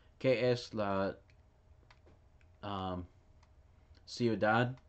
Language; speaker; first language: Spanish; non-native, learner; English